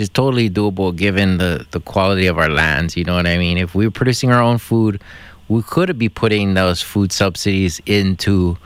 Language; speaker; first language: English; non-native, local second language; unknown